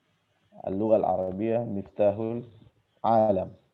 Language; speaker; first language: Arabic; non-native, fluent; Indonesian